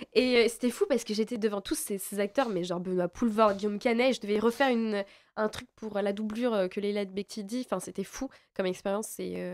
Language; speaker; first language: French; native; French